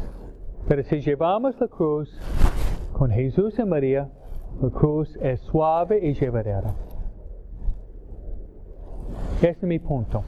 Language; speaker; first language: Spanish; non-native, fluent; English